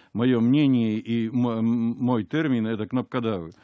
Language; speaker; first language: Russian; native; Russian